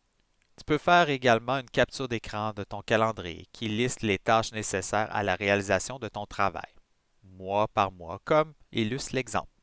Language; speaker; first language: French; native; French